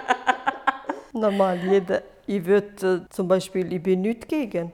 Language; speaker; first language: German; non-native, fluent; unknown